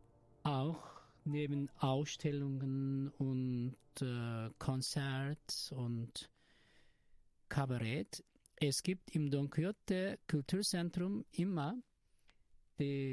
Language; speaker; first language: German; non-native, learner; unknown